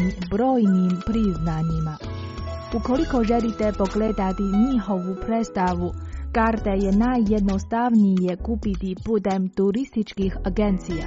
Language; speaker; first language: Croatian; native; Croatian